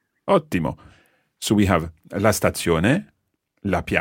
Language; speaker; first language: Italian; non-native, fluent; English